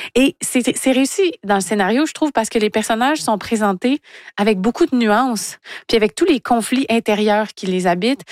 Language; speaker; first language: French; native; French